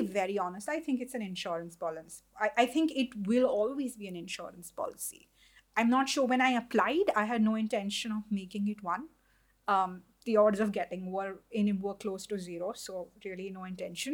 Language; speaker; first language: English; non-native, local second language; Hindi